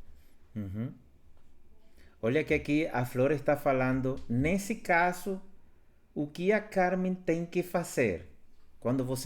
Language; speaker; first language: Portuguese; non-native, fluent; Spanish